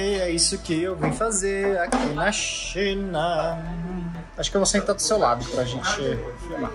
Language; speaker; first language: Portuguese; native; Portuguese